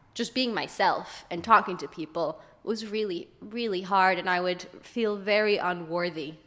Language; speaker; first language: English; early bilingual, other home language; Hebrew